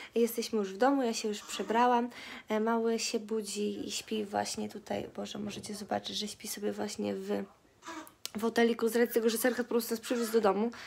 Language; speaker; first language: Polish; native; Polish